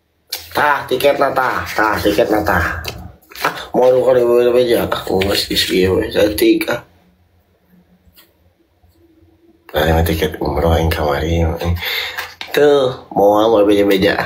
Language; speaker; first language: Indonesian; non-native, local second language; Sundanese